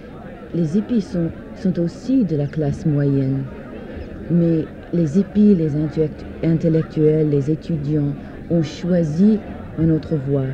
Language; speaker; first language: French; non-native, fluent; English